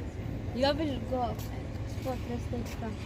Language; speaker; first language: Swedish; early bilingual, other home language; Chechen